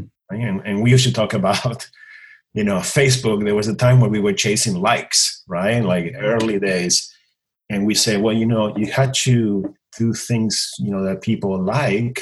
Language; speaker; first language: English; non-native, fluent; Spanish